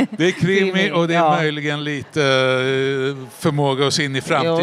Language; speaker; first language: Swedish; native; Swedish